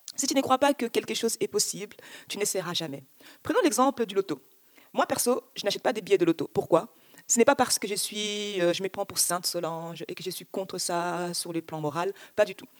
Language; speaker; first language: French; early bilingual, other home language; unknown